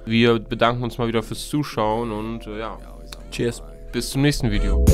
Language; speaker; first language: German; native; German